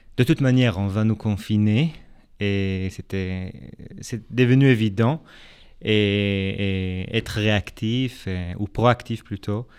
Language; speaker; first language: French; non-native, fluent; Hebrew